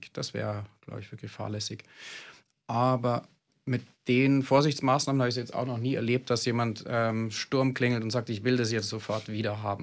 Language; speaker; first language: German; native; German